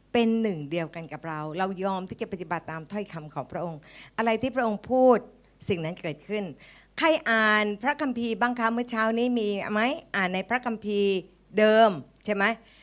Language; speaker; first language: Thai; native; Thai